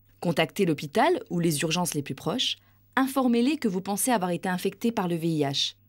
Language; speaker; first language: French; native; French